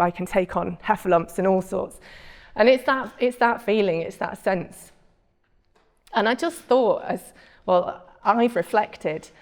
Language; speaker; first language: English; native; English